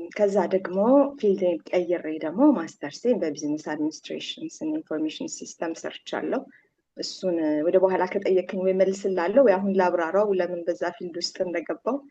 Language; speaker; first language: Amharic; native; Amharic